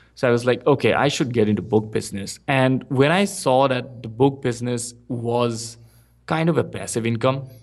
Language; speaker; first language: English; non-native, local second language; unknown